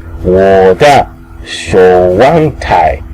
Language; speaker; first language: Chinese; non-native, fluent; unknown